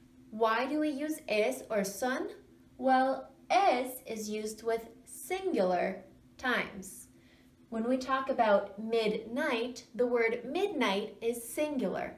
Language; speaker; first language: English; native; English